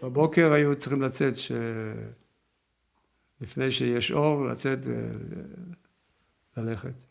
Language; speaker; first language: Hebrew; early bilingual, other home language; Yiddish